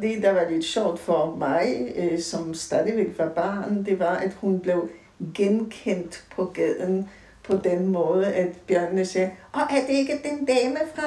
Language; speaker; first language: Danish; native; Danish